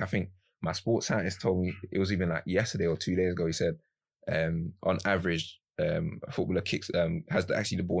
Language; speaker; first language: English; native; English